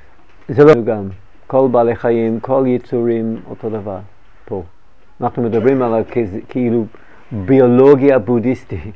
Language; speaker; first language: Hebrew; non-native, fluent; English